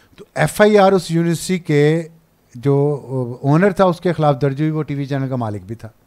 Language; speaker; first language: Urdu; non-native, local second language; Punjabi